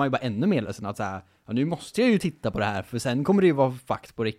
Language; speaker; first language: Swedish; native; Swedish